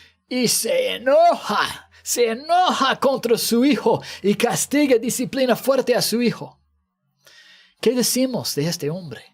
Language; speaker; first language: Spanish; non-native, fluent; English